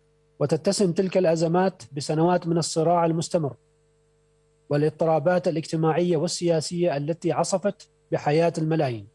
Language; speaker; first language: Arabic; native; Arabic